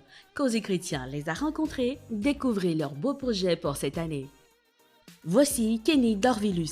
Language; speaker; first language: French; non-native, local second language; Haitian Creole